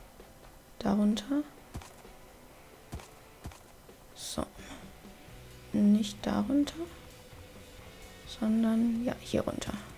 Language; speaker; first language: German; native; German